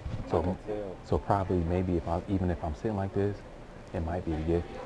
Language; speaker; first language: English; native; English